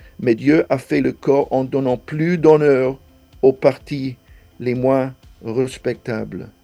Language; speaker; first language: French; non-native, fluent; English